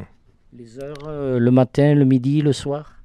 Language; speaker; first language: French; native; French